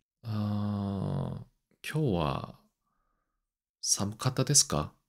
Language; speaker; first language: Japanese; non-native, learner; Korean